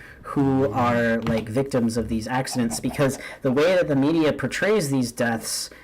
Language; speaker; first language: English; native; English